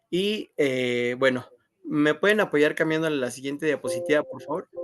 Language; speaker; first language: Spanish; native; Spanish